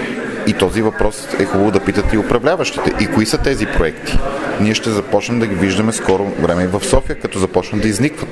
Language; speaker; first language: Bulgarian; native; Bulgarian